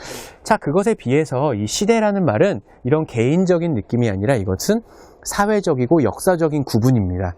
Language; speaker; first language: Korean; native; Korean